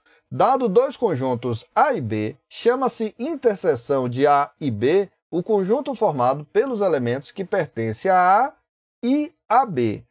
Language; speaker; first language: Portuguese; native; Portuguese